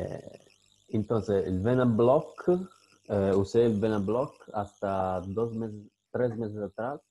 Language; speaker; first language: Spanish; non-native, fluent; Italian